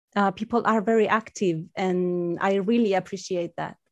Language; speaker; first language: English; non-native, fluent; Spanish